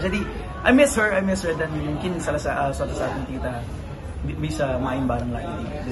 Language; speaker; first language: Indonesian; non-native, fluent; Filipino